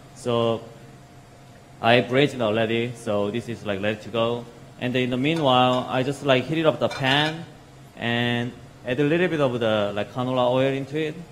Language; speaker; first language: English; non-native, learner; Korean